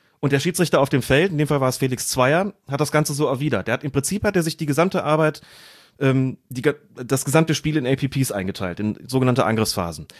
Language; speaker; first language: German; native; German